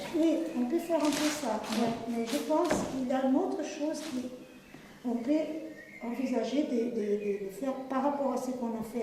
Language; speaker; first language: French; non-native, fluent; Portuguese